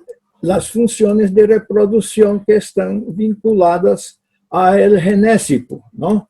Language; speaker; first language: Spanish; non-native, fluent; Portuguese